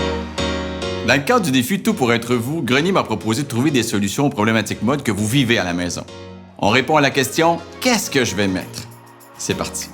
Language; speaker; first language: French; native; French